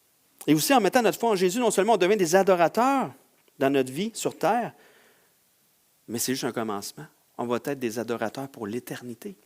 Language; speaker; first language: French; native; French